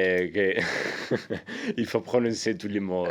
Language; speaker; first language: French; non-native, learner; Spanish